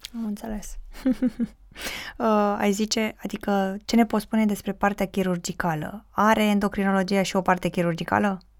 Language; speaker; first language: Romanian; native; Romanian